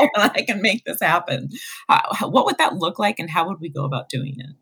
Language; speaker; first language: English; native; English